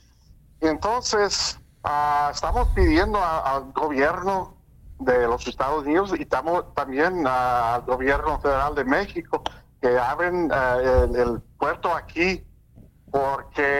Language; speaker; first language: Spanish; early bilingual, heritage; Spanish